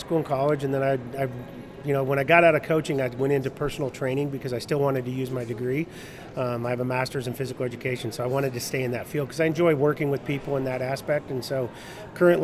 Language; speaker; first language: English; native; English